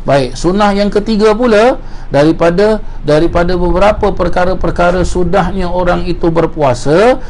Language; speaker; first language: Malay; native; Malay